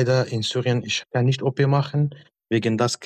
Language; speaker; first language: German; non-native, learner; Arabic